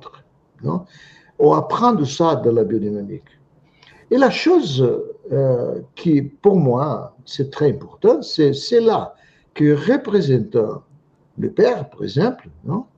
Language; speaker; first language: French; non-native, fluent; Portuguese